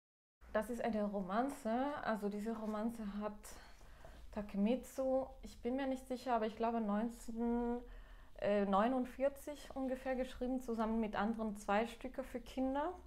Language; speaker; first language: German; non-native, fluent; Spanish